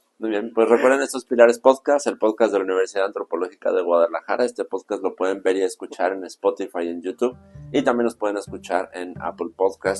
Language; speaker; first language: Spanish; native; Spanish